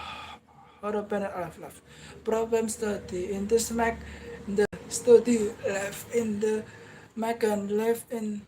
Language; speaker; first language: English; non-native, learner; Indonesian